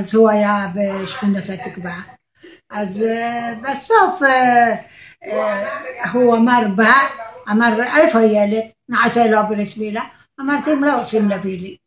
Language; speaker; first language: Hebrew; non-native, learner; Arabic